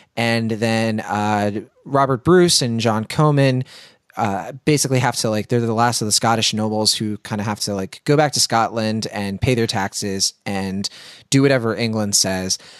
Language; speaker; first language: English; native; English